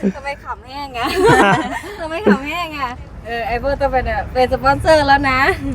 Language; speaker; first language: Thai; non-native, local second language; Lao